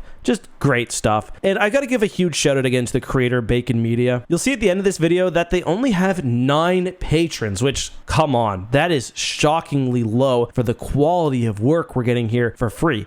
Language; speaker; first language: English; native; English